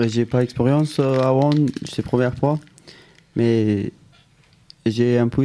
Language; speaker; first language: French; non-native, learner; Pashto